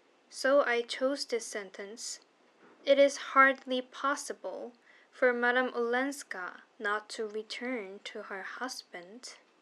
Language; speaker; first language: English; non-native, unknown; Korean